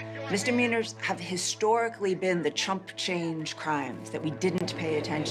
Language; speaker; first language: English; native; English